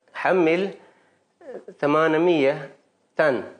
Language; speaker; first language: Arabic; non-native, learner; Baluchi